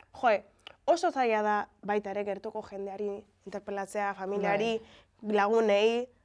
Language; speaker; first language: Basque; early bilingual, other home language; Spanish